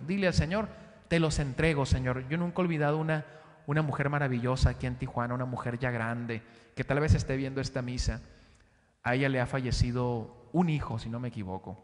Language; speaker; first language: Spanish; native; Spanish